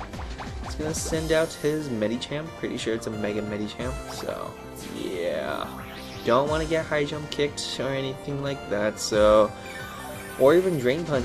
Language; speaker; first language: English; native; English